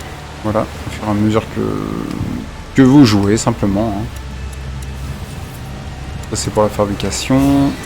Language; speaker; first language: French; native; French